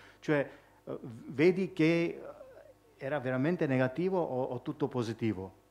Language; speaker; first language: Italian; non-native, fluent; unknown